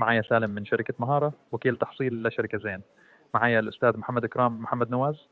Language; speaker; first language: Arabic; native; Arabic